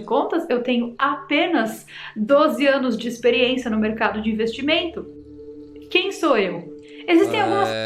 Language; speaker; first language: Portuguese; native; Portuguese